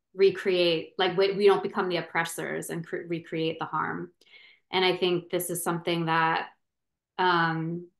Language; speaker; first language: English; native; English